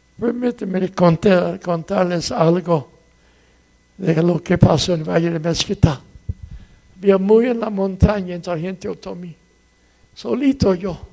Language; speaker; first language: Spanish; non-native, fluent; English